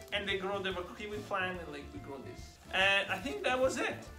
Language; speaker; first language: English; non-native, fluent; Italian